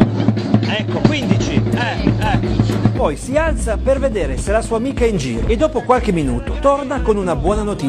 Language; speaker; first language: Italian; native; Italian